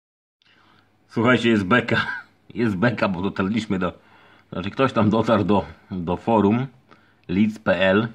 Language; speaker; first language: Polish; native; Polish